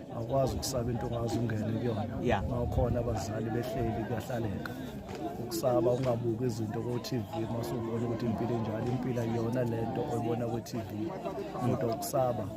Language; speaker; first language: Zulu; native; Zulu